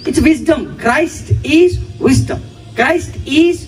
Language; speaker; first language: English; non-native, local second language; Telugu